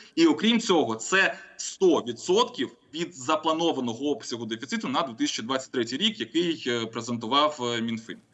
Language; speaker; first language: Ukrainian; non-native, local second language; Russian